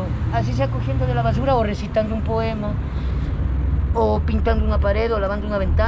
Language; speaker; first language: Spanish; native; Spanish